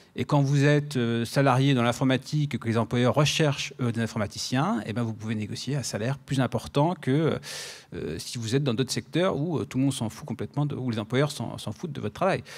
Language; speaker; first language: French; native; French